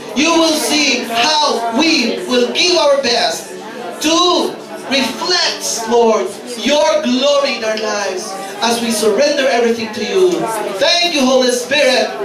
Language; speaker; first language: English; non-native, local second language; Filipino